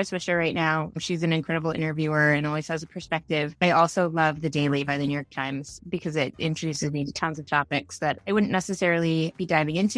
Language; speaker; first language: English; native; English